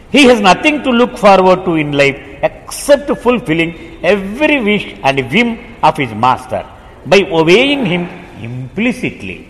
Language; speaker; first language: English; non-native, local second language; Telugu